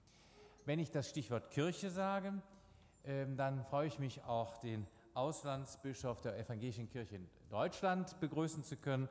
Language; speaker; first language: German; native; German